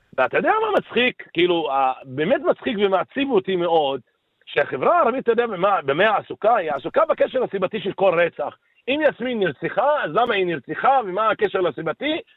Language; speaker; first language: Hebrew; non-native, local second language; Arabic